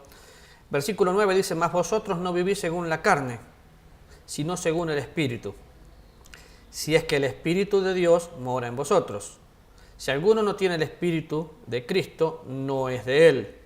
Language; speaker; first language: Spanish; native; Spanish